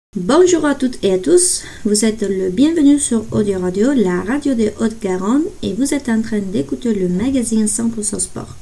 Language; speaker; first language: French; non-native, fluent; Italian